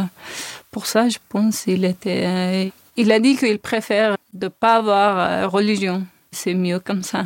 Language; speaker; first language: French; non-native, learner; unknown